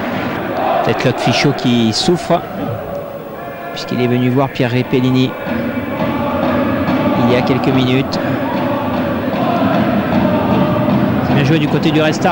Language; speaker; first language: French; native; French